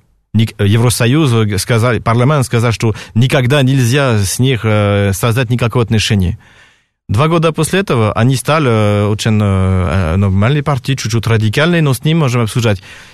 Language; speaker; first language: Russian; non-native, fluent; French